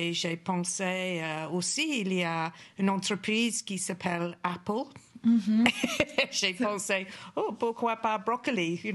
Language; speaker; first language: French; non-native, fluent; English